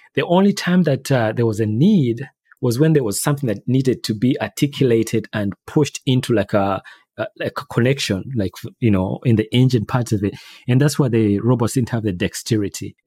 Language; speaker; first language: English; non-native, local second language; Ganda